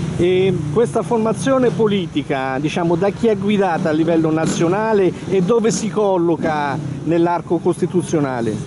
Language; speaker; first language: Italian; native; Italian